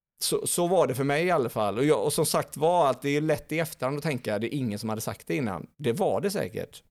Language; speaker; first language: Swedish; native; Swedish